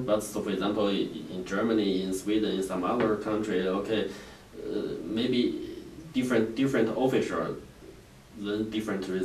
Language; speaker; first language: English; non-native, learner; Chinese